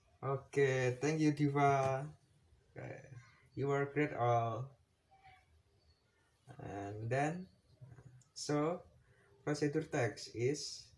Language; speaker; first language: English; non-native, learner; Indonesian